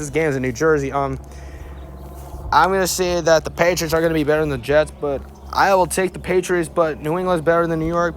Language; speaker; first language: English; native; English